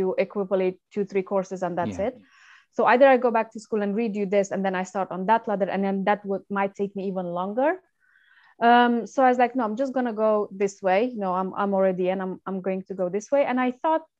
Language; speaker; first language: English; non-native, fluent; Romanian